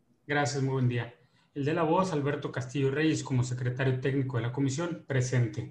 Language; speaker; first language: Spanish; native; Spanish